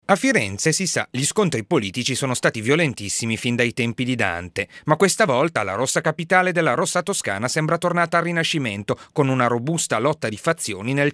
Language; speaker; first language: Italian; native; Italian